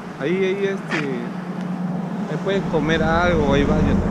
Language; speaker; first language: Spanish; native; Spanish